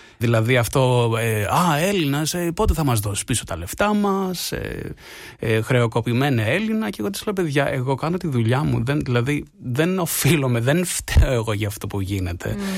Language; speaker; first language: Greek; early bilingual, heritage; Greek